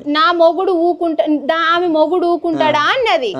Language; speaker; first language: Telugu; native; Telugu